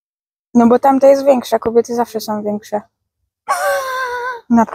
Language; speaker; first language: Polish; native; Polish